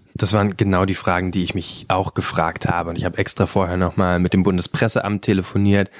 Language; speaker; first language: German; native; German